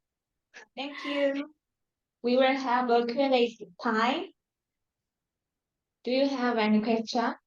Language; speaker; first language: English; non-native, learner; Korean